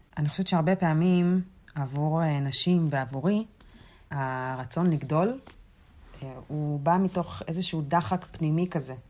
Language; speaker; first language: Hebrew; early bilingual, other home language; Russian